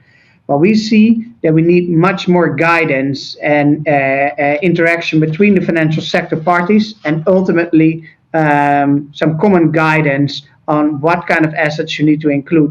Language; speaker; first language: English; non-native, fluent; Dutch